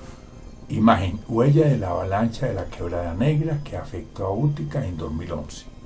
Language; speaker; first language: Spanish; native; Spanish